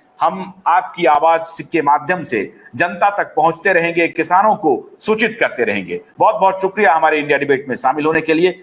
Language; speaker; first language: Hindi; native; Hindi